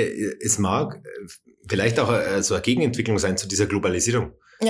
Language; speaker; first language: German; native; German